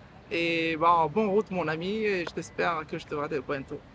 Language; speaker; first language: French; native; French